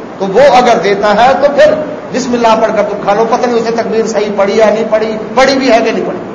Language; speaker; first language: Urdu; non-native, local second language; Saraiki